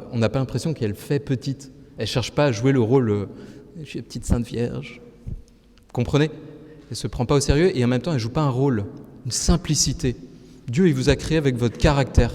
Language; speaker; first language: French; native; French